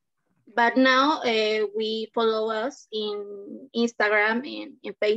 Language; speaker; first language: English; non-native, learner; Spanish